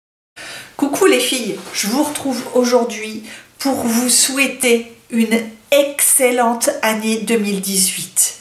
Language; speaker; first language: French; native; French